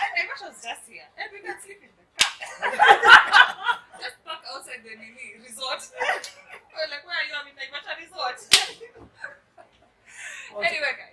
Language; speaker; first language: English; non-native, local second language; Swahili